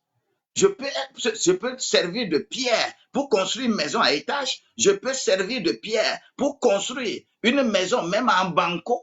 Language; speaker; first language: French; non-native, local second language; Ewe